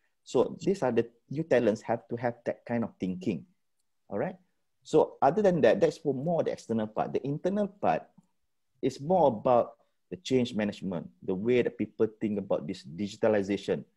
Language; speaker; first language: English; non-native, local second language; Malay